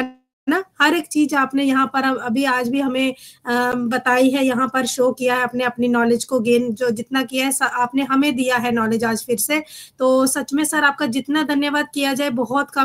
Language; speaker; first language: Hindi; native; Hindi